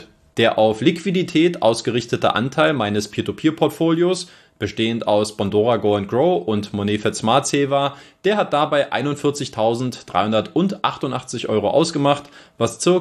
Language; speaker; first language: German; native; German